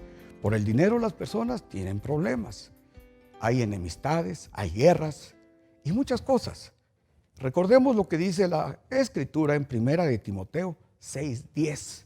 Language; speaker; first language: Spanish; native; Spanish